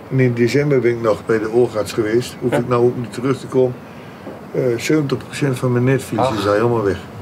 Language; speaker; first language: Dutch; native; Dutch